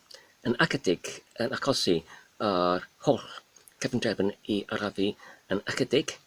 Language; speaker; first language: Welsh; non-native, learner; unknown